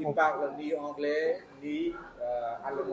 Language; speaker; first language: French; non-native, fluent; Vietnamese